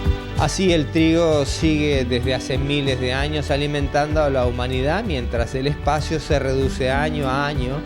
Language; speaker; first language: Spanish; native; Spanish